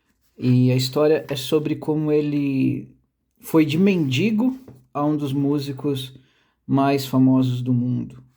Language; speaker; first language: Portuguese; native; Portuguese